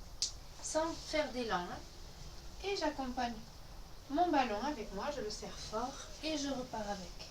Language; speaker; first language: French; native; French